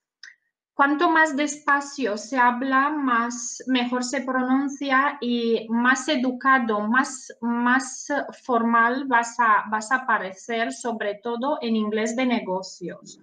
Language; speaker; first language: Spanish; non-native, fluent; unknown